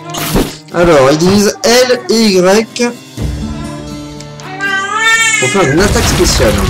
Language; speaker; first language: French; native; French